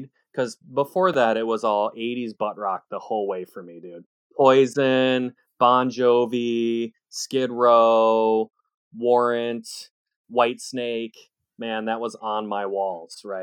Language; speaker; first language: English; native; English